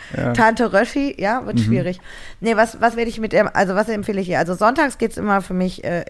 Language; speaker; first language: German; native; German